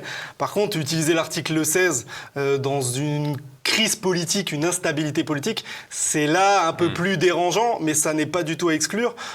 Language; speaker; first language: French; native; French